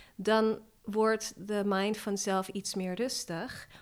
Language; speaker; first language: Dutch; non-native, fluent; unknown